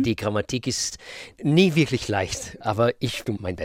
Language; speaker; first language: German; non-native, fluent; Russian